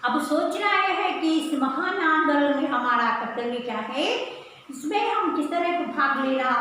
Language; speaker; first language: Hindi; non-native, local second language; Telugu